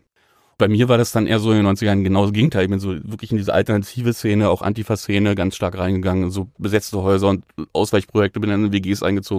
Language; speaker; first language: German; native; German